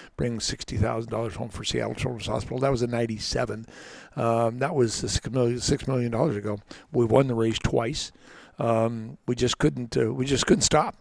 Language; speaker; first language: English; native; English